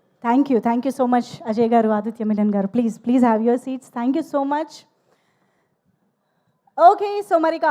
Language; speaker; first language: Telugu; native; Telugu